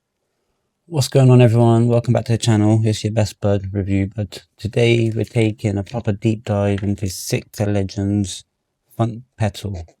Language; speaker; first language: English; native; English